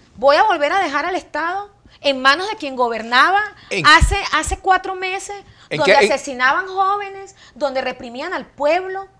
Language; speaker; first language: Spanish; native; Spanish